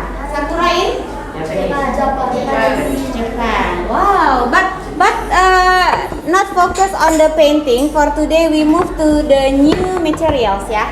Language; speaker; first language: English; non-native, fluent; Indonesian